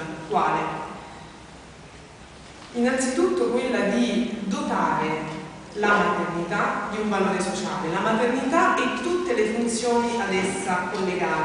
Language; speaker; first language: Italian; native; Italian